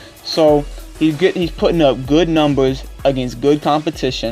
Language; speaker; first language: English; native; English